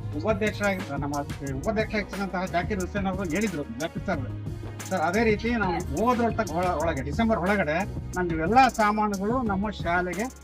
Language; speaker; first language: Kannada; native; Kannada